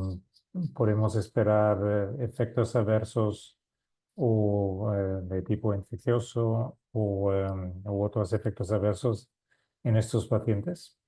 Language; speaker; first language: Spanish; non-native, fluent; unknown